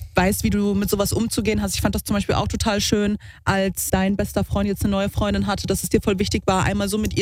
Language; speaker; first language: German; native; German